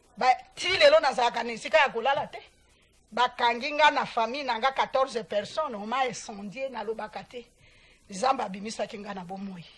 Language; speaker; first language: Lingala; non-native, local second language; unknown